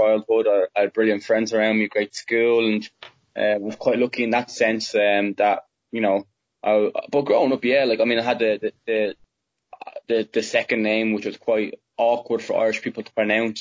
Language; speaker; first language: English; native; English